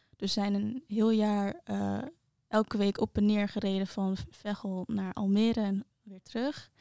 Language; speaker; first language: Dutch; native; Dutch